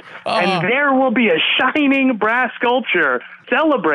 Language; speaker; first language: English; native; English